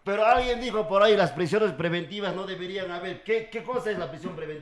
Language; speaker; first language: Spanish; native; Spanish